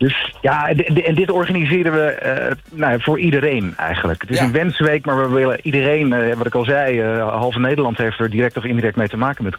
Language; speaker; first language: Dutch; native; Dutch